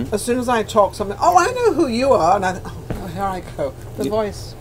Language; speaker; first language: English; native; English